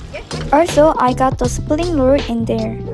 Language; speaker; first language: English; non-native, learner; Japanese